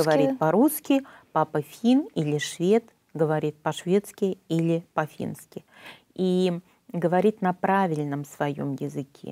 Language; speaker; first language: Russian; native; Russian